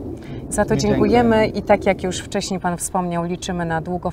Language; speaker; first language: Polish; native; Polish